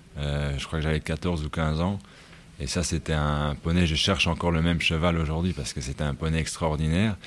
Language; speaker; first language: French; native; French